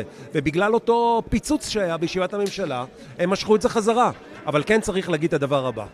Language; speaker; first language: Hebrew; native; Hebrew